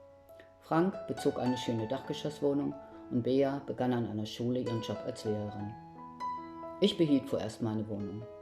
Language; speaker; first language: German; native; German